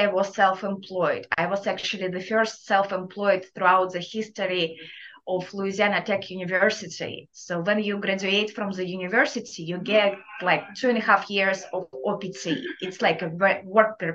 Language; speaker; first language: English; non-native, fluent; Russian